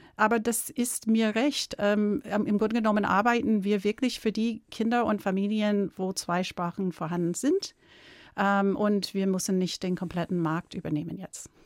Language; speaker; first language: German; non-native, fluent; English